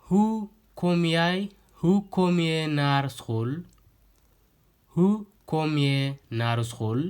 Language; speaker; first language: Dutch; non-native, fluent; Tigrinya